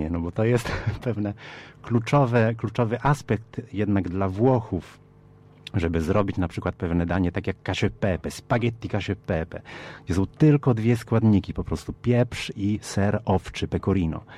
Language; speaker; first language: Polish; early bilingual, heritage; Polish